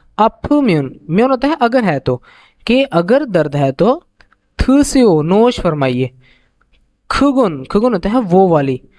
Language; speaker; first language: Urdu; native; Urdu